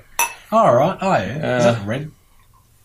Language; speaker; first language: English; native; English